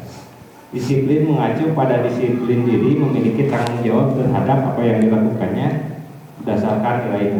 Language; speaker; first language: Indonesian; native; Indonesian